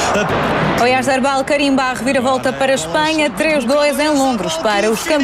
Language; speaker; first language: Portuguese; native; Portuguese